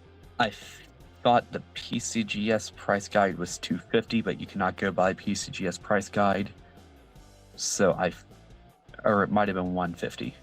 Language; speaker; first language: English; native; English